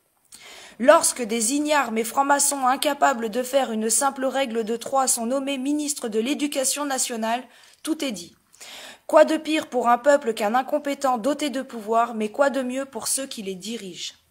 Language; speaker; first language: French; native; French